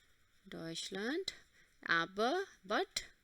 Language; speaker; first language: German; non-native, fluent; Hindi